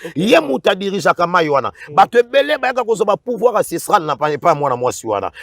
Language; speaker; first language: Lingala; native; Lingala